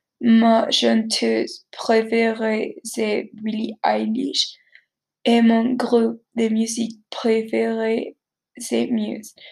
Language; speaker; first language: French; non-native, learner; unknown